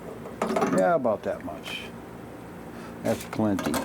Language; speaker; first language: English; native; English